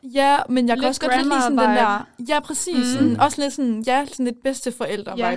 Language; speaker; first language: Danish; native; Danish